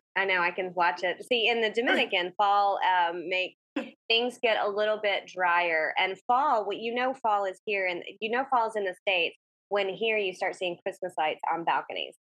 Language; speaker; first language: English; native; English